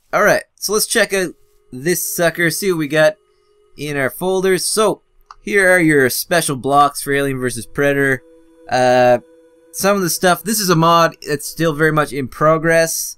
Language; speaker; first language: English; native; English